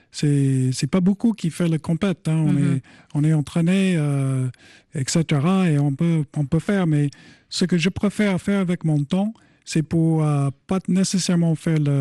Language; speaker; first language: French; non-native, fluent; English